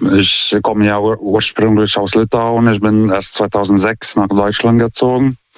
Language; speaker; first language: German; non-native, fluent; Lithuanian